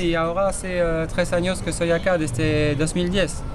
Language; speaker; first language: Spanish; non-native, learner; French